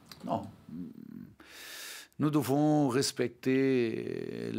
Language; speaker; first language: French; non-native, learner; Portuguese